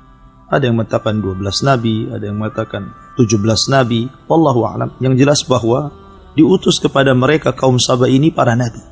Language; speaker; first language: Indonesian; native; Indonesian